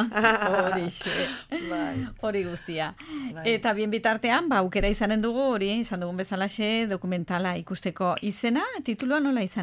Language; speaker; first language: Basque; native; Basque